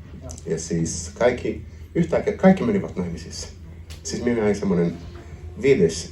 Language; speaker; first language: Finnish; non-native, learner; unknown